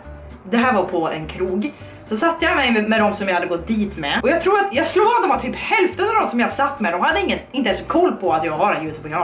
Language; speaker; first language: Swedish; native; Swedish